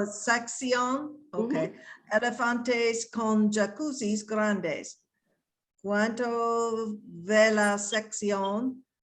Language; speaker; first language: Spanish; non-native, learner; English